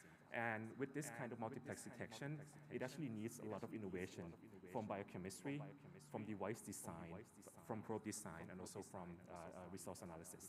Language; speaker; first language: English; non-native, fluent; Thai